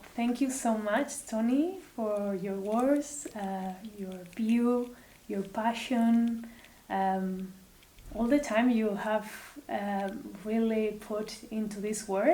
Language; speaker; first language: English; non-native, fluent; Spanish